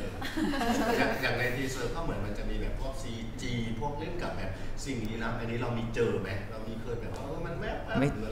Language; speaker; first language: Thai; native; Thai